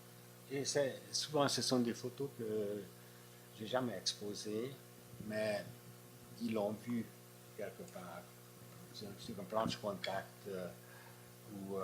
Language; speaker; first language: French; non-native, fluent; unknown